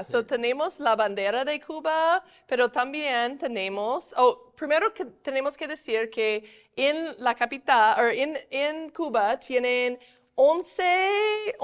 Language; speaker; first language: Spanish; non-native, fluent; English